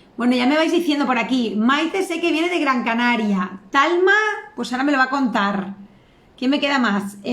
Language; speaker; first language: Spanish; native; Spanish